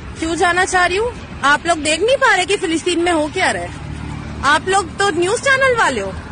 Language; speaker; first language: Hindi; native; Hindi